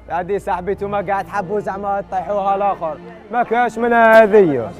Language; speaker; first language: Arabic; native; Arabic